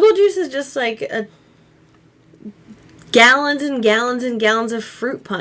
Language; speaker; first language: English; native; English